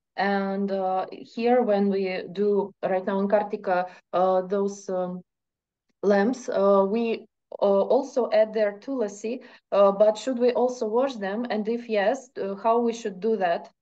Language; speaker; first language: English; non-native, fluent; Russian